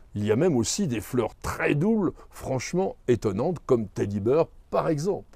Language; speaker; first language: French; native; French